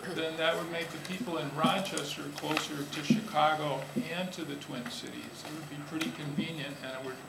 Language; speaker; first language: English; native; English